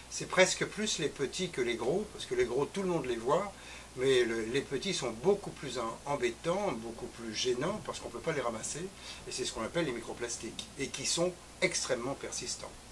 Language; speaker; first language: French; native; French